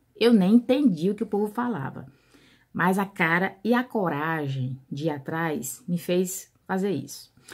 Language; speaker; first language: Portuguese; native; Portuguese